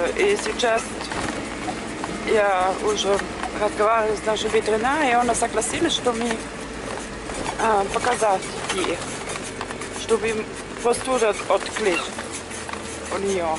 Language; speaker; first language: Russian; non-native, fluent; German